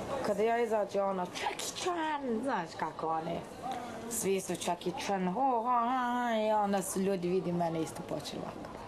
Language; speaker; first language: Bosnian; non-native, learner; Chinese